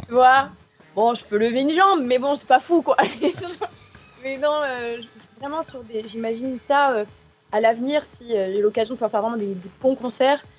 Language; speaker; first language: French; native; French